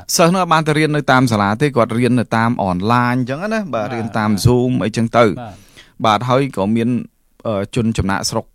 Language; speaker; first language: Khmer; native; Khmer